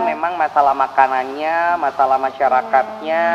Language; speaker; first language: Indonesian; native; Indonesian